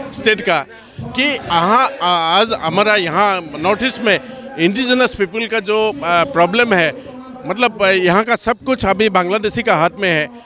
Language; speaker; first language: Hindi; non-native, local second language; Kok Borok